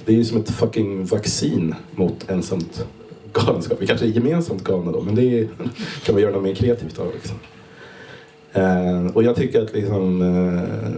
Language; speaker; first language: Swedish; native; Swedish